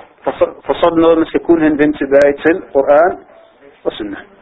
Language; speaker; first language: Danish; non-native, fluent; Arabic